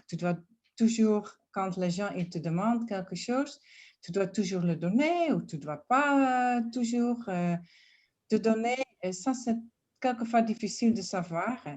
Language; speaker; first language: French; non-native, fluent; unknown